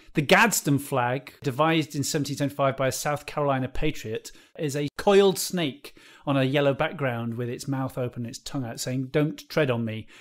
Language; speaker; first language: English; native; English